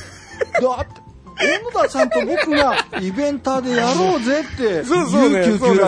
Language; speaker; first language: Japanese; native; Japanese